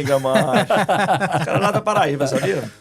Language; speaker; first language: Portuguese; native; Portuguese